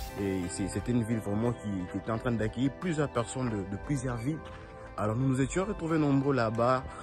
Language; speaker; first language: French; non-native, local second language; Swahili